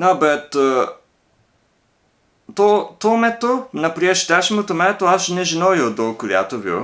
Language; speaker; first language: Lithuanian; non-native, learner; Japanese